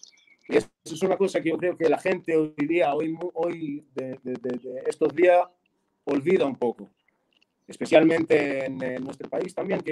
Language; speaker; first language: Spanish; non-native, fluent; Hebrew